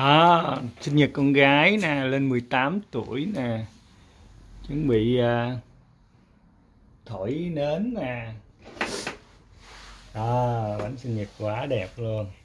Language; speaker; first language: Vietnamese; early bilingual, heritage; Vietnamese